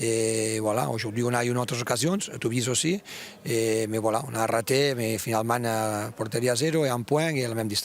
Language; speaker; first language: French; non-native, fluent; Spanish